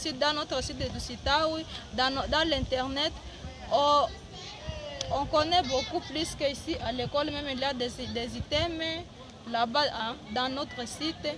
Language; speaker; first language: French; non-native, learner; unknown